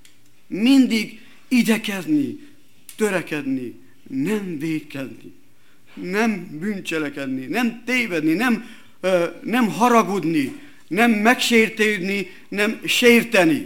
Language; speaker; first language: Hungarian; native; Hungarian